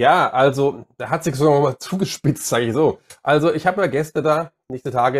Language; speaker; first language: German; native; German